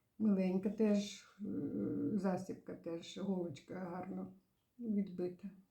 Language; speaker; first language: Ukrainian; native; Ukrainian